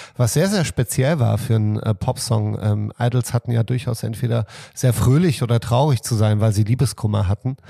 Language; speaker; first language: German; early bilingual, other home language; Serbian